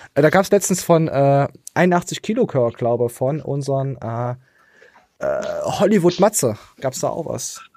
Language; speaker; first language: German; native; German